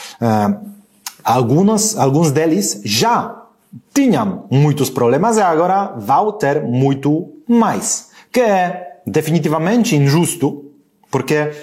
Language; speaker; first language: Portuguese; non-native, learner; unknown